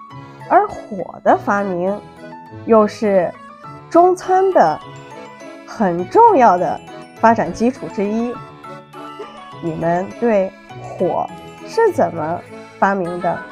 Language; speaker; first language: Chinese; native; Chinese